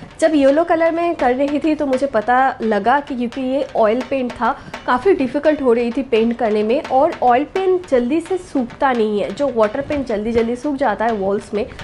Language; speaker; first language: Hindi; non-native, local second language; Bangla